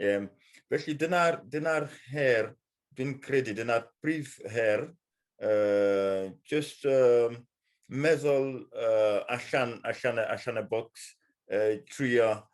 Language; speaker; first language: Welsh; non-native, fluent; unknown